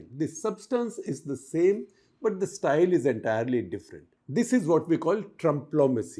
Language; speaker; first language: English; non-native, local second language; Hindi